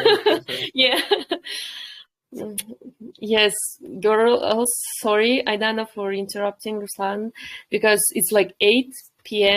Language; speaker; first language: English; non-native, fluent; Kyrgyz